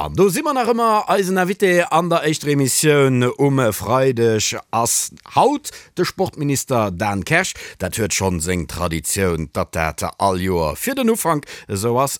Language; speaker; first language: Luxembourgish; native; Luxembourgish